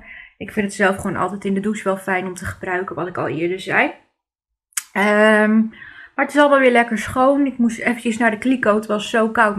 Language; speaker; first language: Dutch; native; Dutch